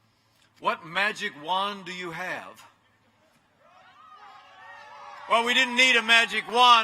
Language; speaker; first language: English; native; English